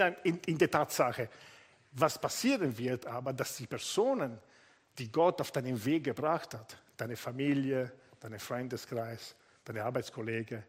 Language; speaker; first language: German; non-native, fluent; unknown